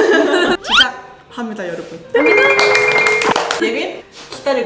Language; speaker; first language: Korean; non-native, fluent; Thai